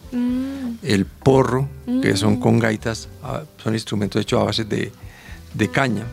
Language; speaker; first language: Spanish; native; Spanish